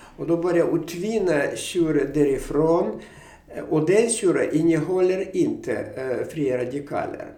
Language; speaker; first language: Swedish; non-native, fluent; Russian